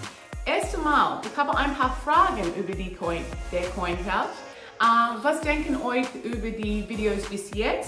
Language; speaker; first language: German; non-native, learner; English